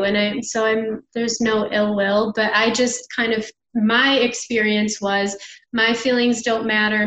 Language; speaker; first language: English; native; English